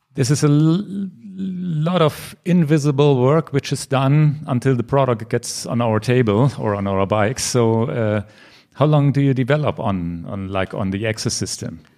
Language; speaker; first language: English; non-native, learner; German